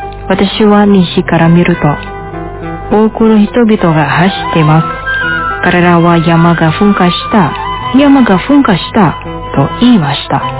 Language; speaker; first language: Japanese; non-native, fluent; Indonesian